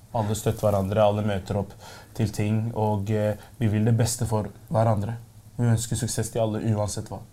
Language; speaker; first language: Norwegian; early bilingual, other home language; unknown